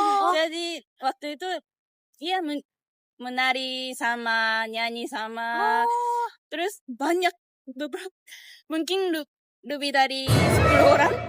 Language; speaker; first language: Indonesian; non-native, learner; Japanese